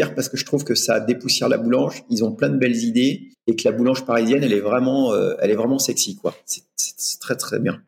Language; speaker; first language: French; native; French